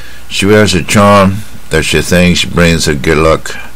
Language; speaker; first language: English; non-native, fluent; Chinese